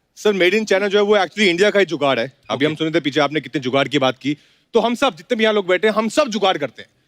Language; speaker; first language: Hindi; native; Hindi